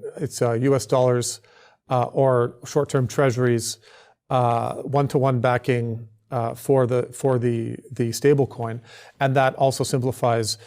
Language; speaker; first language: English; native; English